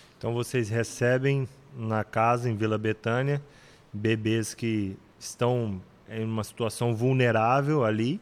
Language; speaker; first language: Portuguese; native; Portuguese